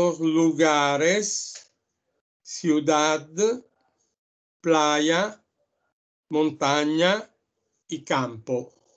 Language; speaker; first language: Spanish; non-native, learner; Italian